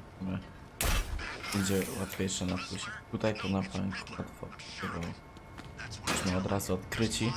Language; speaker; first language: Polish; native; Polish